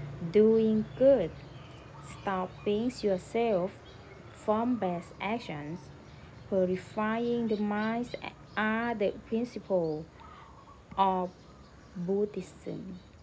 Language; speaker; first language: English; non-native, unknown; Thai